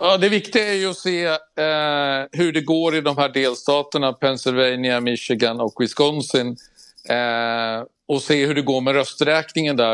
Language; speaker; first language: Swedish; native; Swedish